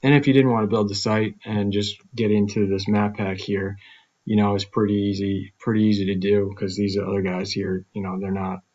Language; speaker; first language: English; native; English